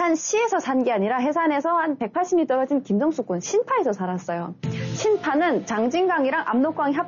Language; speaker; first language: Korean; native; Korean